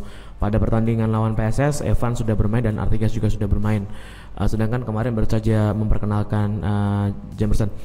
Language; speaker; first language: Indonesian; native; Indonesian